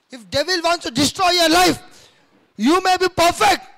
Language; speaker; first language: English; non-native, local second language; Telugu